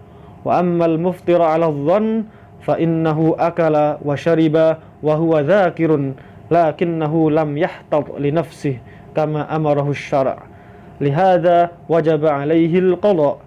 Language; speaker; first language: Arabic; non-native, fluent; Indonesian